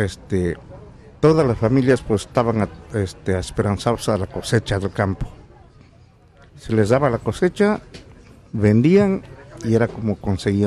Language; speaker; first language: Spanish; native; Spanish